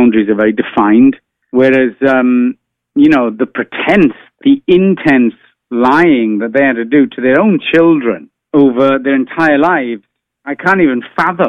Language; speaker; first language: English; native; English